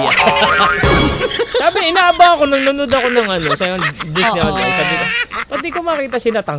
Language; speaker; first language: Filipino; native; Filipino